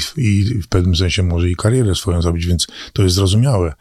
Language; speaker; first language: Polish; early bilingual, other home language; English